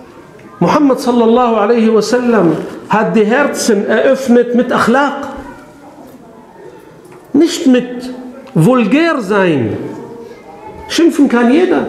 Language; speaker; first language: German; non-native, fluent; Arabic